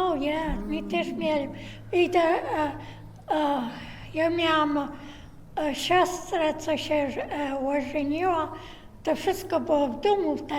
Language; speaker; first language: Polish; early bilingual, heritage; Polish